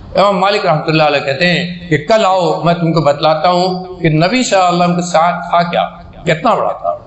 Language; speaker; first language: Urdu; native; Urdu